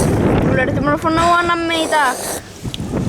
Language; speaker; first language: Icelandic; native; Icelandic